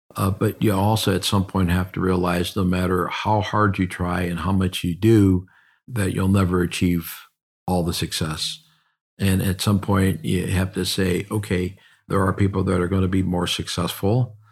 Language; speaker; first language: English; native; English